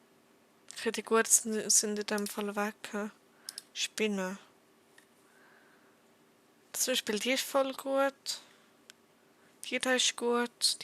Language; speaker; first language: German; native; German